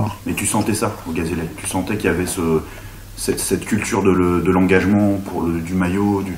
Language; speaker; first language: French; native; French